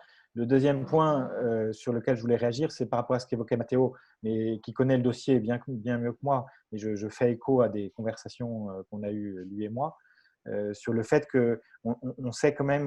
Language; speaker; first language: French; native; French